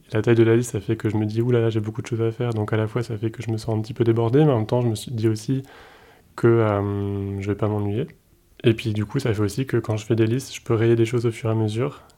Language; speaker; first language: French; native; French